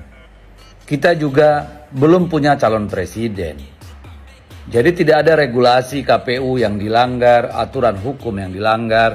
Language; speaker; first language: Indonesian; native; Indonesian